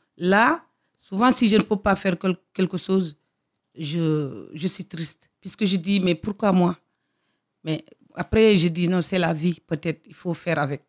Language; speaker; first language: French; non-native, local second language; Fula